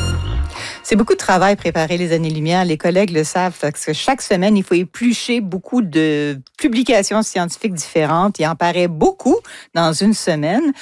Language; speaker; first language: French; native; French